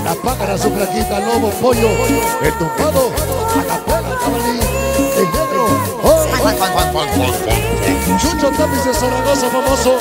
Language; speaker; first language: Spanish; native; Spanish